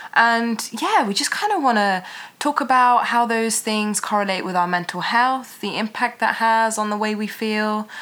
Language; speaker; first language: English; native; English